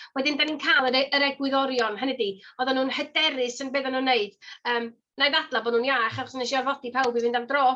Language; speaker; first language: Welsh; native; Welsh